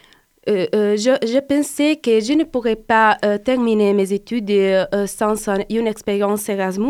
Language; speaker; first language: French; non-native, learner; Italian